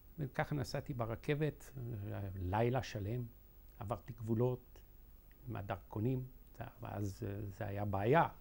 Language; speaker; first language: Hebrew; non-native, fluent; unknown